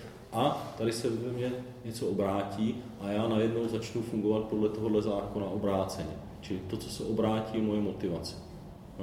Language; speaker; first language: Czech; native; Czech